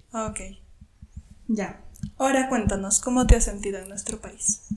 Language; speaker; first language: Spanish; native; Spanish